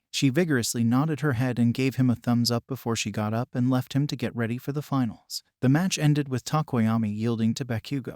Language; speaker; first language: English; native; English